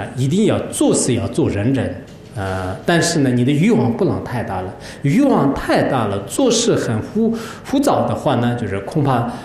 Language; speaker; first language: Chinese; non-native, local second language; Tibetan